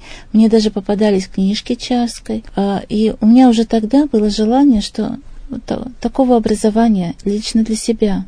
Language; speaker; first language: Russian; native; Russian